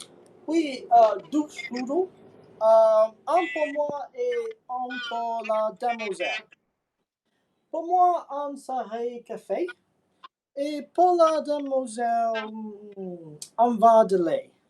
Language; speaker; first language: French; non-native, learner; English